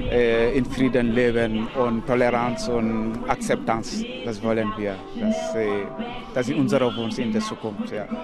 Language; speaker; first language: German; non-native, learner; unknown